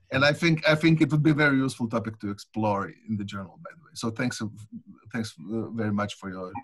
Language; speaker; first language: English; non-native, fluent; Croatian